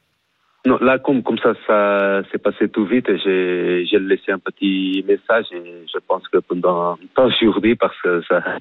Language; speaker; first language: French; non-native, fluent; Portuguese